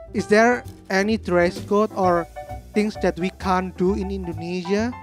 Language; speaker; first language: English; non-native, fluent; Indonesian